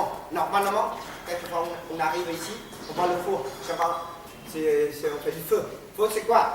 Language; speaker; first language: French; non-native, fluent; Vietnamese